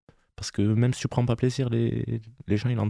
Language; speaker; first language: French; native; French